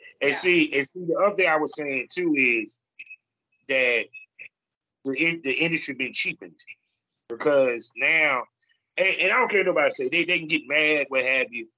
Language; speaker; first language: English; native; English